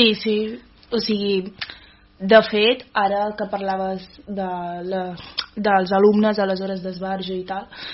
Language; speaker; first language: Catalan; early bilingual, other home language; Wolof